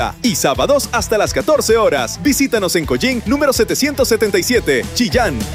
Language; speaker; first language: Spanish; native; Spanish